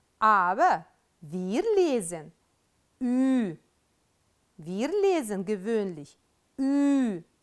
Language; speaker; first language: German; non-native, fluent; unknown